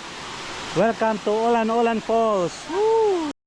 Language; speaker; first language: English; non-native, local second language; Cebuano